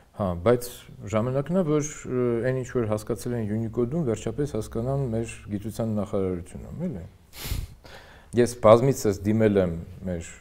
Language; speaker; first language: Armenian; native; Armenian